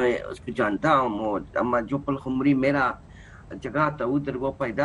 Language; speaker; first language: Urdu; non-native, learner; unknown